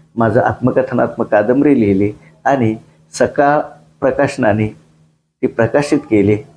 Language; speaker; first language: Marathi; non-native, local second language; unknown